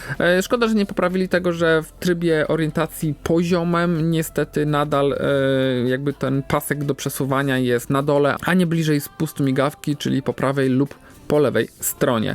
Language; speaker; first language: Polish; native; Polish